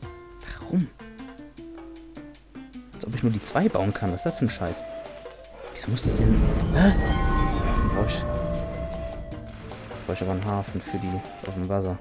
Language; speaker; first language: German; native; German